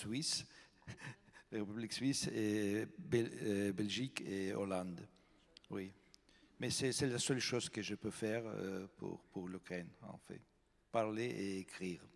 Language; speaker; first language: French; non-native, fluent; Russian